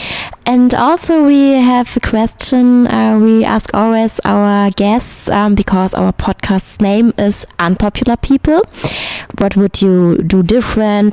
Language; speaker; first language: English; non-native, fluent; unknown